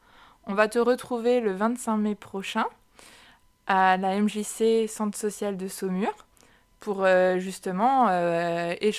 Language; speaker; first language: French; native; French